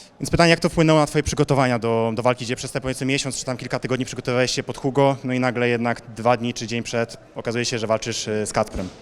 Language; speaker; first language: Polish; native; Polish